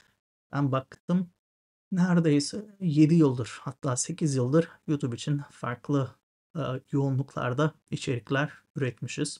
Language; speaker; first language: Turkish; native; Turkish